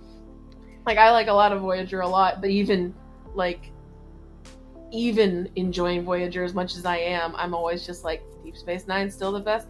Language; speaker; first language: English; native; English